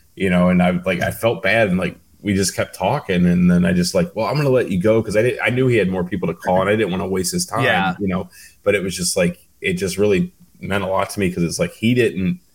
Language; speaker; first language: English; native; English